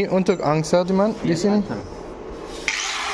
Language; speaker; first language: Indonesian; non-native, learner; English